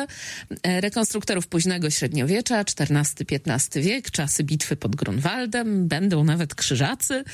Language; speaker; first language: Polish; native; Polish